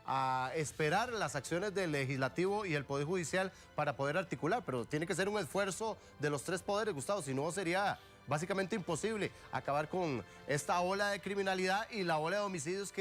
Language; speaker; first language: Spanish; native; Spanish